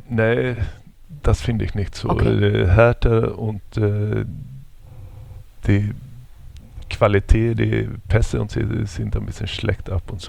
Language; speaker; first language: German; non-native, fluent; Swedish